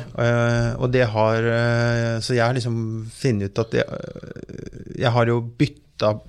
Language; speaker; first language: Norwegian; native; Norwegian